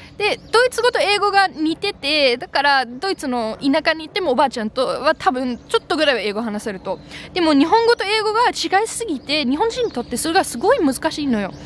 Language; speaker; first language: Japanese; non-native, fluent; German